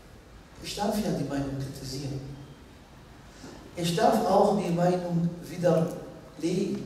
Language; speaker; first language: German; non-native, fluent; Arabic